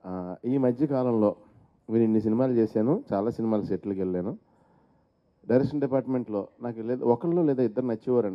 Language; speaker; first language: Telugu; native; Telugu